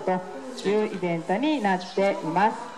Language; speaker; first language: Japanese; native; Japanese